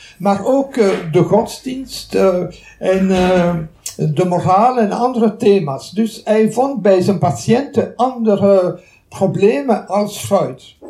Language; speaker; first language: Dutch; non-native, local second language; French